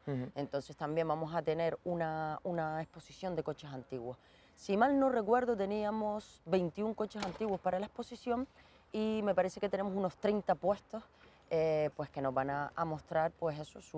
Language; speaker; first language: Spanish; native; Spanish